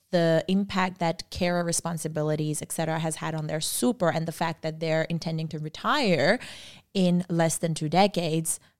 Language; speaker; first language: English; non-native, local second language; Urdu